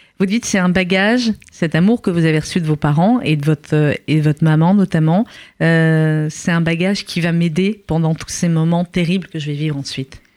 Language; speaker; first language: French; native; French